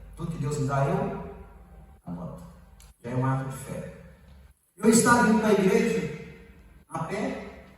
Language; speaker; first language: Portuguese; native; Portuguese